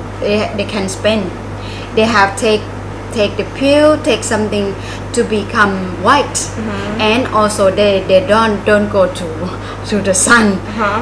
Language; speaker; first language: English; non-native, learner; Thai